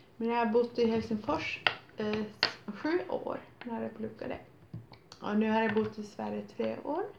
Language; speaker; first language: Swedish; non-native, local second language; Finnish